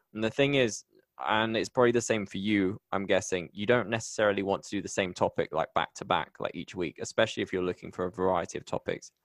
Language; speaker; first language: English; native; English